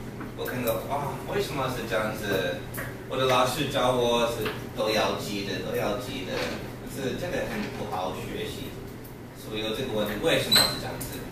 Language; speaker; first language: Chinese; non-native, learner; English